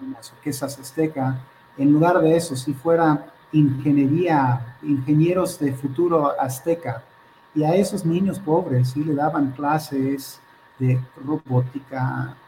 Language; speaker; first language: Spanish; non-native, fluent; Hebrew